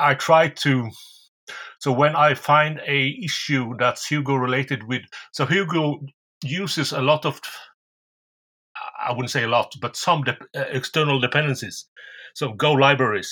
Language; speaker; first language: English; non-native, fluent; Norwegian